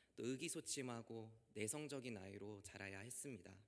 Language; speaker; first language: Korean; native; Korean